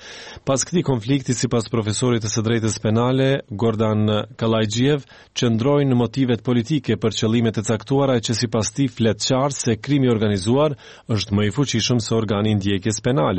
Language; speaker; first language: Albanian; native; Albanian